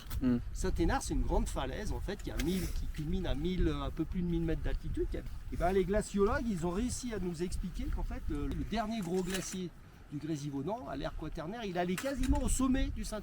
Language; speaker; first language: French; native; French